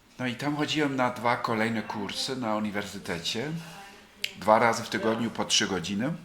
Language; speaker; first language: Polish; non-native, fluent; German